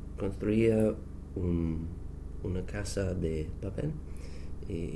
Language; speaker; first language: Spanish; non-native, learner; English